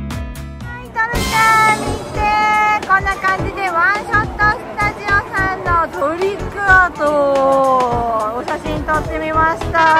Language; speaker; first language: Japanese; native; Japanese